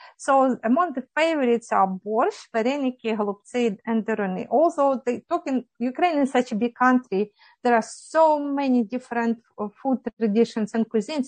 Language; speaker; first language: English; non-native, fluent; Ukrainian